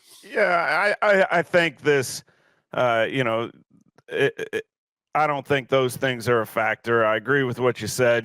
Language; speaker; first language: English; native; English